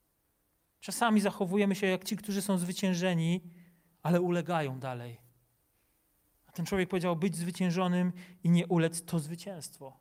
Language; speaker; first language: Polish; native; Polish